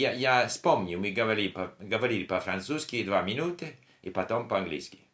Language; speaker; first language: Russian; non-native, learner; English